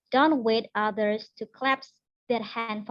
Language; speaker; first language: English; non-native, learner; Indonesian